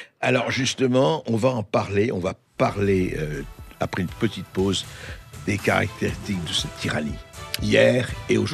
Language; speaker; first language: French; native; French